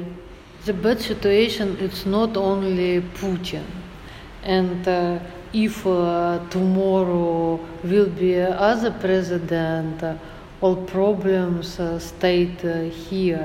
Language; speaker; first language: English; non-native, learner; Russian